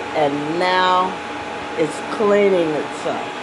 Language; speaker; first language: English; native; English